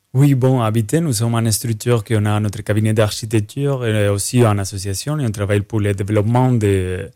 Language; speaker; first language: French; non-native, fluent; Spanish